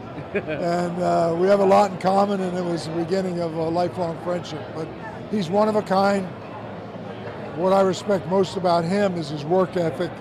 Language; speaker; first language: English; native; English